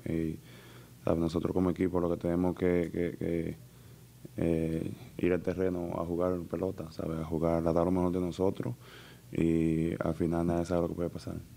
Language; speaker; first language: Spanish; native; Spanish